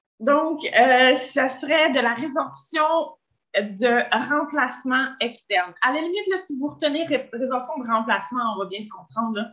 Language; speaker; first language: French; native; French